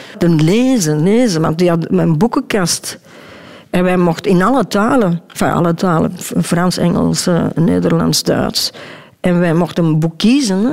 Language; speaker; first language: Dutch; native; Dutch